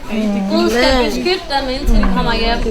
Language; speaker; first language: Danish; non-native, learner; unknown